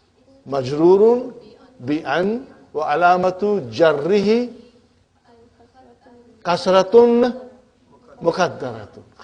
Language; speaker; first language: Arabic; non-native, fluent; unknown